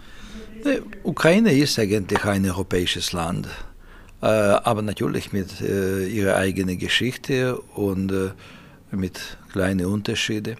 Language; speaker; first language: German; non-native, fluent; Russian